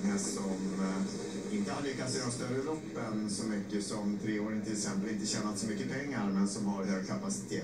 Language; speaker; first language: Swedish; native; Swedish